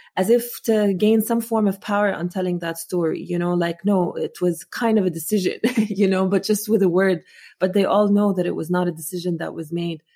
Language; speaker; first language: English; non-native, fluent; Arabic